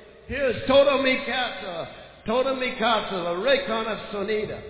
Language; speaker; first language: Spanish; non-native, learner; English